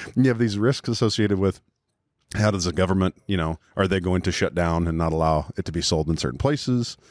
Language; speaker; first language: English; native; English